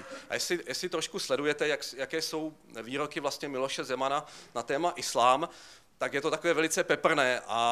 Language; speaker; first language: Czech; native; Czech